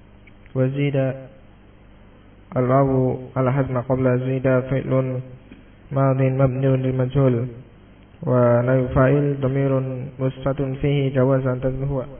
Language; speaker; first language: Arabic; non-native, learner; Indonesian